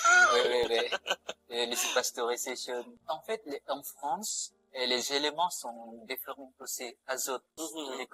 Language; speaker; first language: French; non-native, learner; Filipino